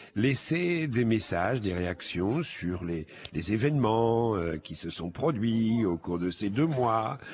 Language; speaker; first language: French; native; French